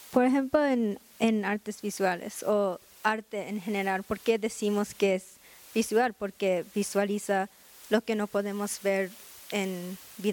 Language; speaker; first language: Spanish; non-native, learner; Japanese